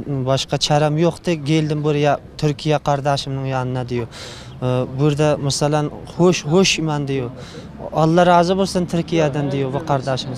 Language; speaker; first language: Turkish; non-native, learner; Uzbek